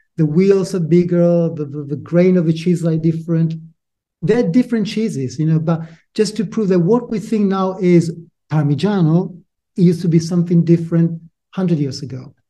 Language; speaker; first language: English; non-native, fluent; Italian